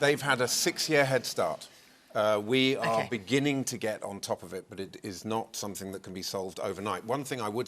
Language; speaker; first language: English; native; English